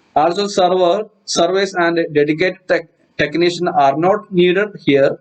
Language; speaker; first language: English; non-native, local second language; Malayalam